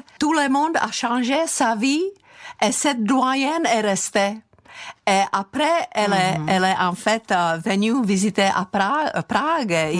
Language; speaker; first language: French; non-native, fluent; Czech